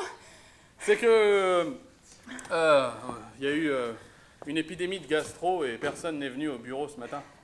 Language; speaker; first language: French; native; French